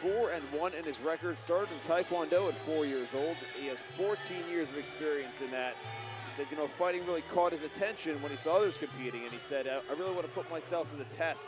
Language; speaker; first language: English; native; English